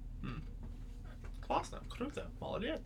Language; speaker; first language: Russian; non-native, learner; English